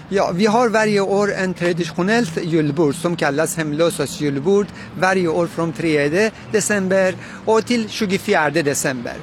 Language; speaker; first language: Swedish; non-native, fluent; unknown